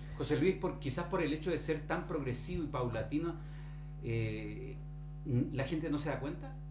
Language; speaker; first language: Spanish; native; Spanish